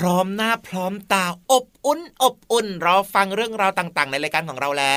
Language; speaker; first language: Thai; native; Thai